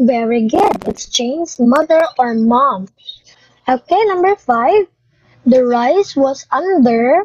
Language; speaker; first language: English; non-native, fluent; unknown